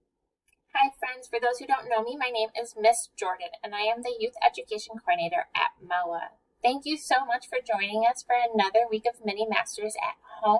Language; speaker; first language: English; native; English